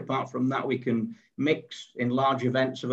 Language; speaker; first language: English; native; English